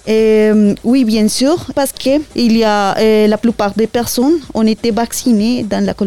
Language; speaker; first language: French; non-native, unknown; Spanish